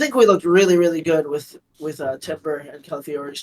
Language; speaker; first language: English; native; English